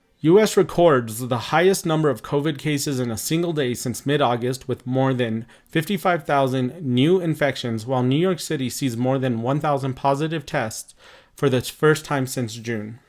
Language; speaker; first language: English; native; English